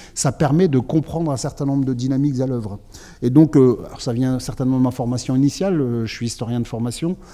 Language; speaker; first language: French; native; French